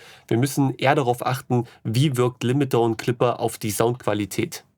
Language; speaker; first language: German; native; German